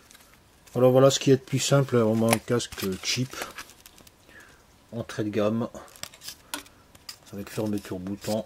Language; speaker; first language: French; native; French